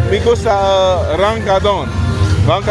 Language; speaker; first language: Spanish; non-native, learner; English